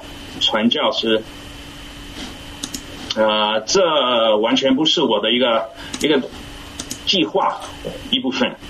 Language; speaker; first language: Chinese; early bilingual, heritage; English